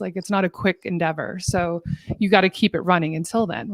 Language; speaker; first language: English; native; English